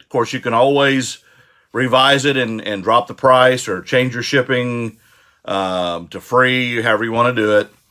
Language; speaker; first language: English; native; English